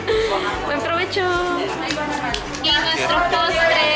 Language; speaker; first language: Spanish; native; Spanish